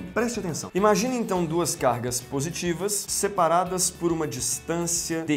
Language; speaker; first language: Portuguese; native; Portuguese